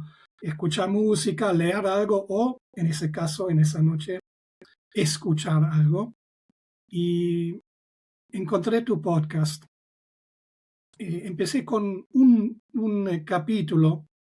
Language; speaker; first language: Spanish; non-native, fluent; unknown